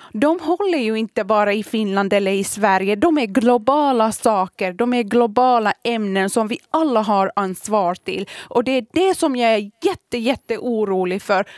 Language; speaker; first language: Swedish; early bilingual, other home language; Kurdish